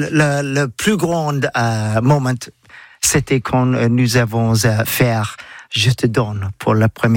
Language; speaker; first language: French; non-native, learner; English